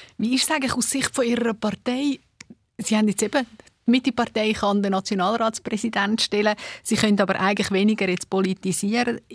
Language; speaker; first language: German; native; German